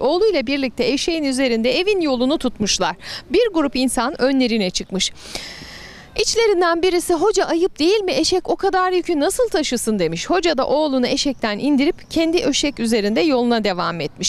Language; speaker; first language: Turkish; native; Turkish